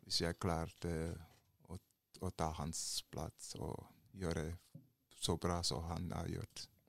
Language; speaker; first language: Norwegian; non-native, learner; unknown